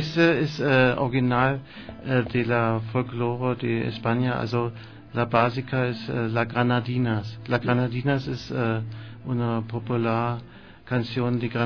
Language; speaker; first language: Spanish; non-native, learner; German